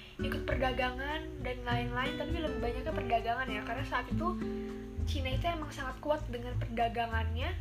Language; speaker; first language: Indonesian; native; Indonesian